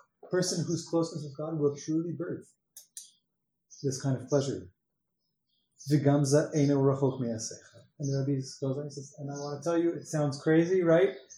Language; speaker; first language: English; native; English